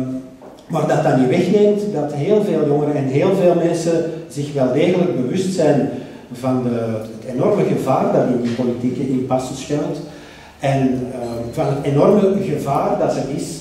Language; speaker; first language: Dutch; native; Dutch